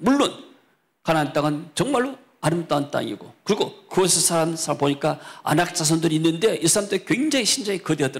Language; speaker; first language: Korean; native; Korean